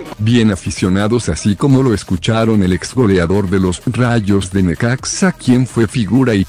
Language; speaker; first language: Spanish; native; Spanish